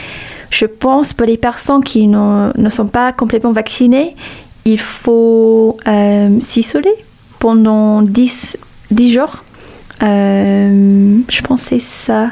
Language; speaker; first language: French; non-native, fluent; English